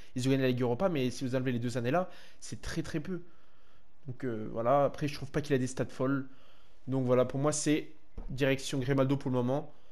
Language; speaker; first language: French; native; French